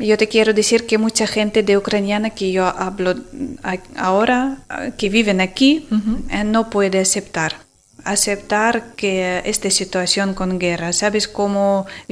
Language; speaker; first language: Spanish; non-native, learner; Ukrainian